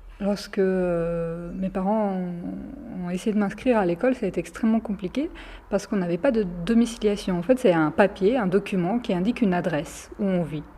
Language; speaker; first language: French; early bilingual, other home language; Romany